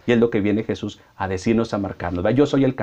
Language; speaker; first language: Spanish; native; Spanish